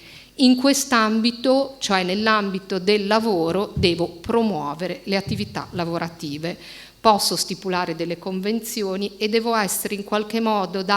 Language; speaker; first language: Italian; native; Italian